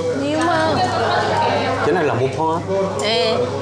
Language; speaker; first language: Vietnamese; non-native, learner; Korean